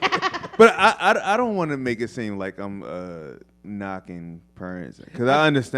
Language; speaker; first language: English; native; English